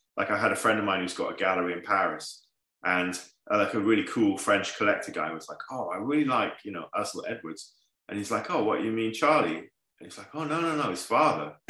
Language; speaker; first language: English; native; English